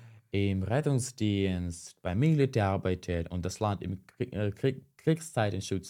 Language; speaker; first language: German; non-native, fluent; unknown